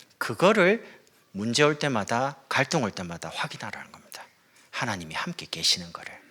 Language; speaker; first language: Korean; native; Korean